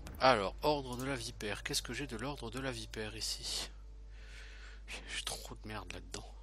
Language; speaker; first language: French; native; French